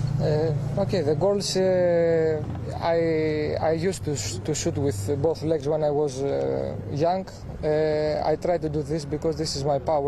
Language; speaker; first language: English; non-native, fluent; Greek